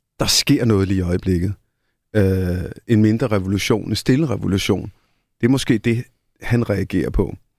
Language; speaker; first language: Danish; early bilingual, other home language; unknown